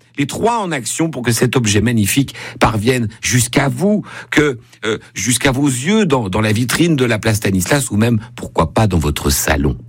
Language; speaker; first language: French; native; French